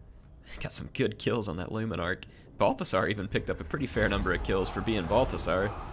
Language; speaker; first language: English; native; English